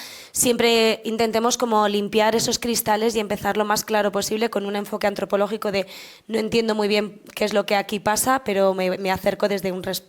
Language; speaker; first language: Spanish; native; Spanish